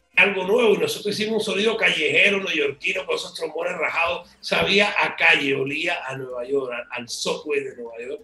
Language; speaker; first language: Spanish; native; Spanish